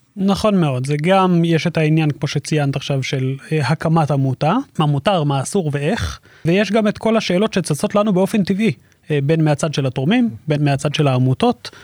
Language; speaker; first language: Hebrew; native; Hebrew